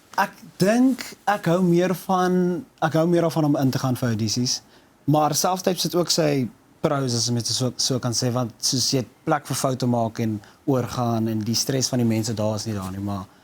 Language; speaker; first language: Afrikaans; native; Afrikaans